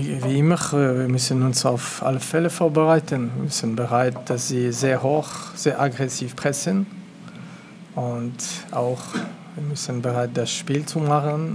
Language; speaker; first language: German; non-native, local second language; French